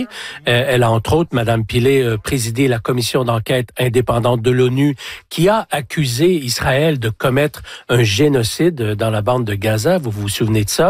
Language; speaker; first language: French; native; French